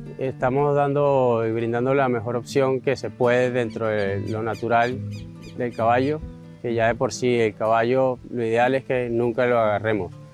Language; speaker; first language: Spanish; native; Spanish